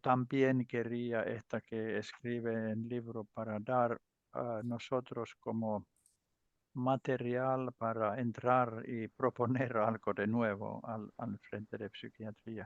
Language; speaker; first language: Spanish; non-native, learner; Finnish